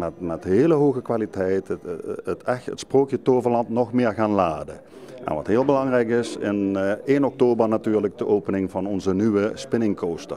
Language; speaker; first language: Dutch; native; Dutch